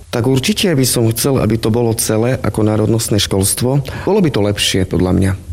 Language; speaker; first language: Slovak; non-native, local second language; Romany